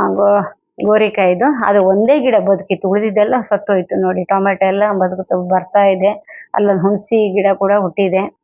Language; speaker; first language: Kannada; non-native, local second language; Telugu